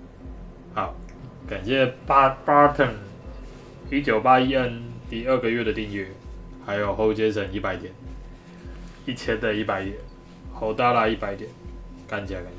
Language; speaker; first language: Chinese; native; Chinese